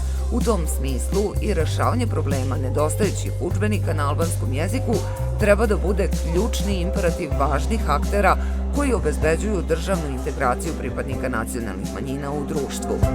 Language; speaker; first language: Serbian; native; Serbian